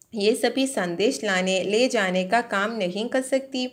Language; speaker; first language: Hindi; non-native, local second language; Malayalam